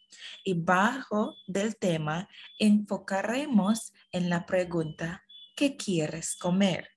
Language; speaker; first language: Spanish; non-native, fluent; English